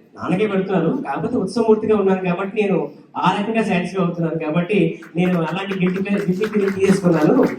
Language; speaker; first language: Telugu; native; Telugu